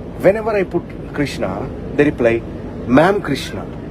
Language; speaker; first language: English; non-native, local second language; Telugu